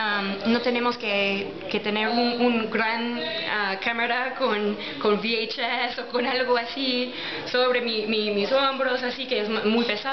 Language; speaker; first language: Spanish; non-native, learner; English